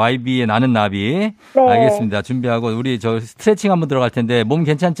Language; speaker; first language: Korean; native; Korean